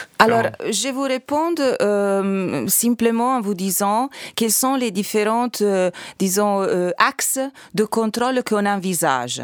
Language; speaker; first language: French; non-native, fluent; Italian